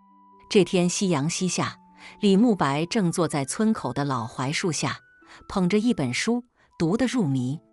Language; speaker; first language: Chinese; native; Chinese